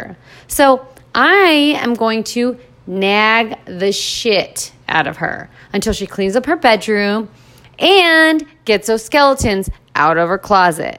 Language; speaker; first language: English; native; English